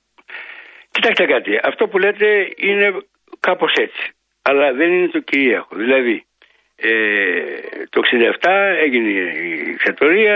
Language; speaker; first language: Greek; native; Greek